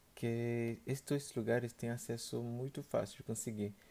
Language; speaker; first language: Portuguese; non-native, fluent; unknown